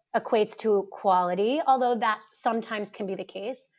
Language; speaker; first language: English; native; English